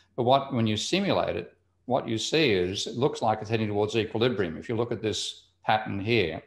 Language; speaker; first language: English; native; English